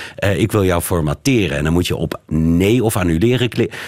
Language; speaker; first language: Dutch; native; Dutch